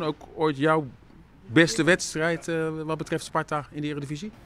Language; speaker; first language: Dutch; native; Dutch